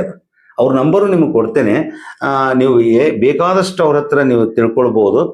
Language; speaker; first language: Kannada; native; Kannada